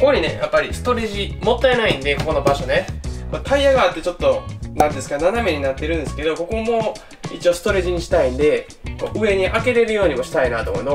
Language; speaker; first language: Japanese; native; Japanese